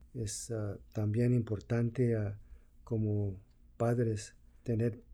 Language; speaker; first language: Spanish; early bilingual, heritage; Spanish